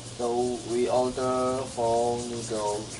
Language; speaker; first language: English; non-native, learner; Chinese